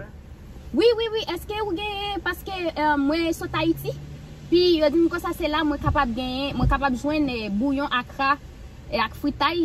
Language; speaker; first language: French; non-native, local second language; Haitian Creole